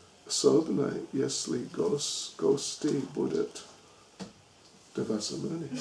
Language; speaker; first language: Russian; non-native, learner; English